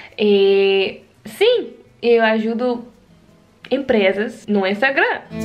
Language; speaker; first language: Portuguese; non-native, learner; Dutch